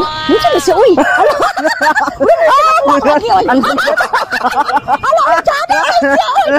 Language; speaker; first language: Filipino; non-native, local second language; Cebuano